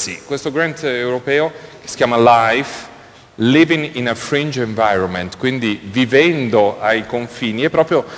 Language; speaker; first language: Italian; native; Italian